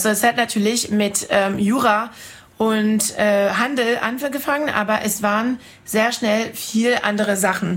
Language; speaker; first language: German; non-native, fluent; French